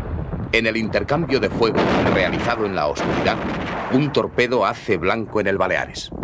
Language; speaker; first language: Spanish; native; Spanish